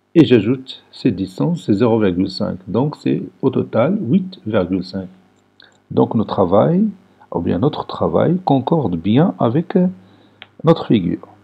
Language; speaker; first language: French; non-native, local second language; Arabic